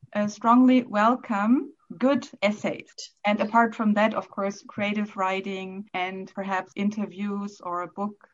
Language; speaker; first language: English; non-native, fluent; German